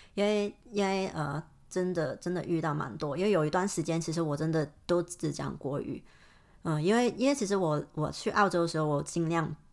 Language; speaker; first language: Chinese; non-native, fluent; Cantonese